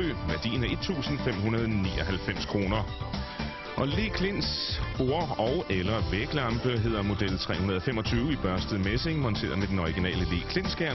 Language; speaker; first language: Danish; native; Danish